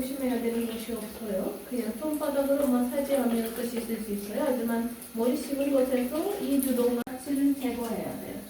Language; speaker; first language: Korean; non-native, fluent; Turkish